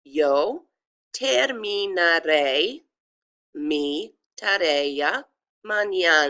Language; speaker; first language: Spanish; non-native, fluent; English